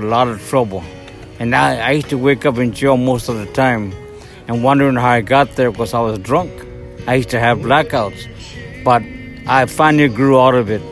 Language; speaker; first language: English; native; English